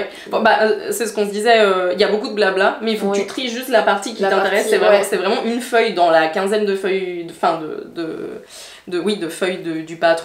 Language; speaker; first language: French; native; French